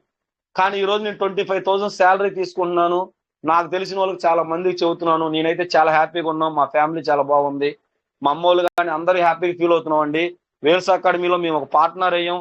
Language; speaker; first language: Telugu; native; Telugu